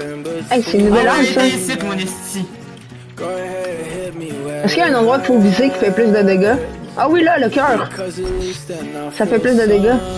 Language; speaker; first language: French; native; French